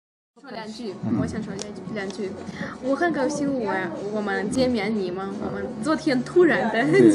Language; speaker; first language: Chinese; non-native, learner; Russian